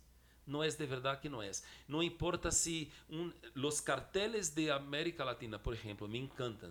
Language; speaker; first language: Spanish; non-native, fluent; Portuguese